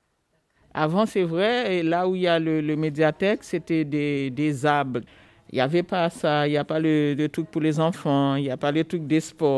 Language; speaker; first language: French; non-native, fluent; Haitian Creole